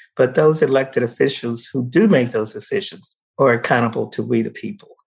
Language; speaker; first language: English; native; English